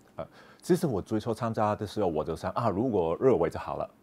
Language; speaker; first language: Chinese; non-native, local second language; Cantonese